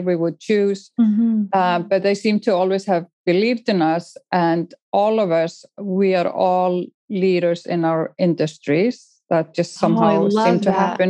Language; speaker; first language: English; non-native, fluent; Icelandic